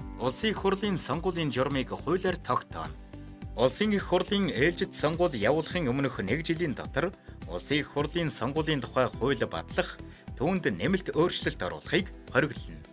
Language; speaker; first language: Mongolian; native; Mongolian